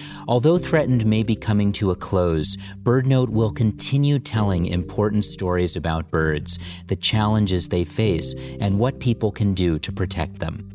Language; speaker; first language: English; native; English